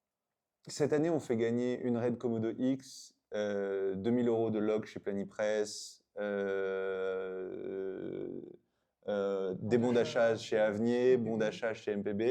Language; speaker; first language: French; native; French